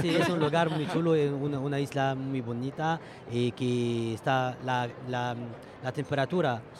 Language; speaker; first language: Spanish; non-native, fluent; Arabic